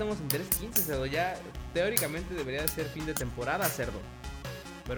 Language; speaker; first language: Spanish; native; Spanish